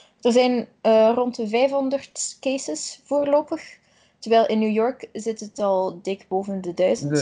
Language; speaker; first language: Dutch; native; Dutch